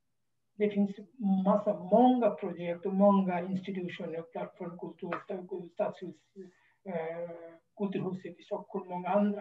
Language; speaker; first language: Swedish; non-native, fluent; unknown